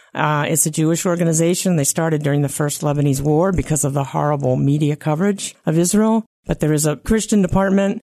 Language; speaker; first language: English; native; English